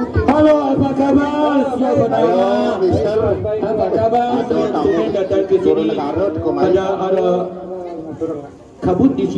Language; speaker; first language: Indonesian; non-native, learner; English